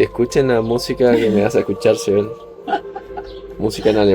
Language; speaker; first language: Spanish; native; Spanish